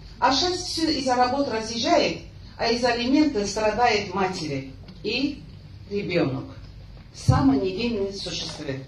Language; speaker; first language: Russian; non-native, local second language; Azerbaijani